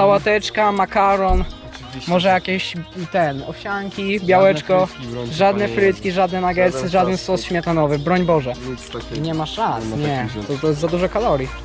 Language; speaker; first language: Polish; native; Polish